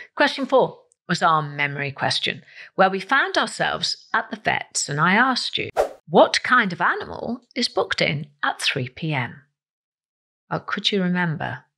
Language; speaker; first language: English; native; English